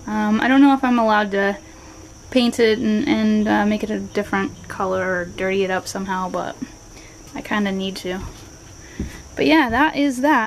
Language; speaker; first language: English; native; English